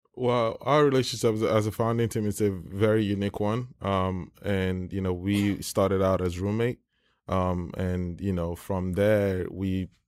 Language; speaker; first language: English; non-native, local second language; Yoruba